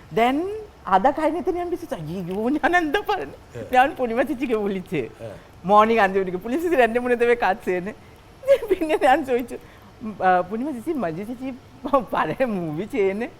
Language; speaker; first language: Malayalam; non-native, learner; Assamese